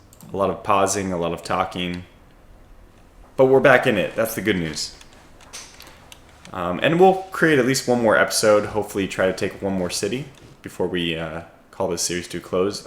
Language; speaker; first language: English; native; English